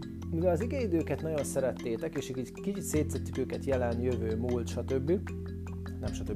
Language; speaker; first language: Hungarian; native; Hungarian